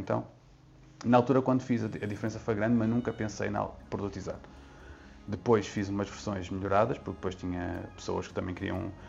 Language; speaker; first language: Portuguese; native; Portuguese